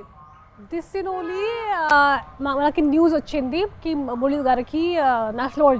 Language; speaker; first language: Telugu; non-native, fluent; Hindi